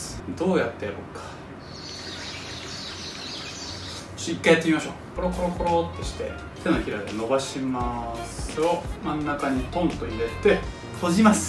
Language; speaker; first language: Japanese; native; Japanese